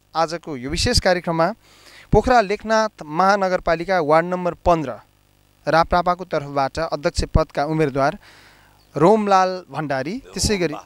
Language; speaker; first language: Nepali; native; Nepali